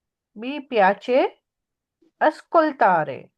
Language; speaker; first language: Italian; non-native, fluent; Punjabi